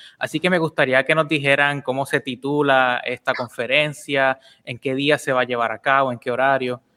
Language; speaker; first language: Spanish; native; Spanish